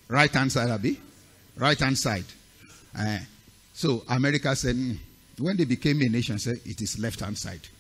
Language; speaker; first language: English; non-native, local second language; Yoruba